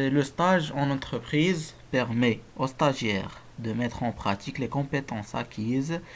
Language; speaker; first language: French; non-native, local second language; Arabic